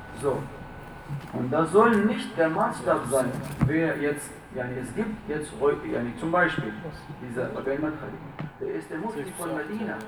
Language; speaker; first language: German; non-native, fluent; Arabic